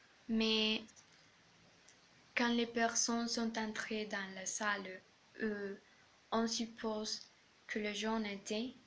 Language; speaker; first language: French; non-native, learner; Spanish